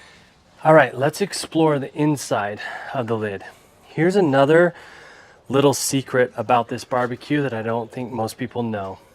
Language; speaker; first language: English; native; English